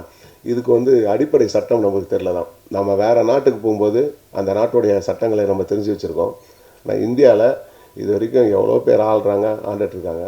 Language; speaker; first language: Tamil; native; Tamil